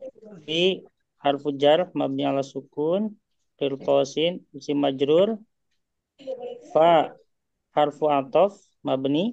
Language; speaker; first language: Arabic; non-native, learner; Indonesian